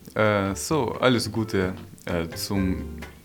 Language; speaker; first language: German; non-native, learner; Ukrainian